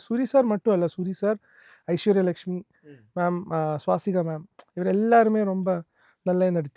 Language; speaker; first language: Tamil; non-native, learner; Malayalam